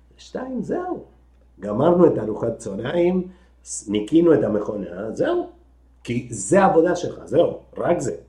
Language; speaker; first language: Hebrew; non-native, fluent; Spanish